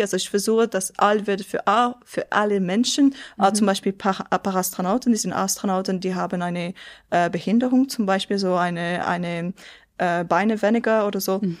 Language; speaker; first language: German; non-native, local second language; French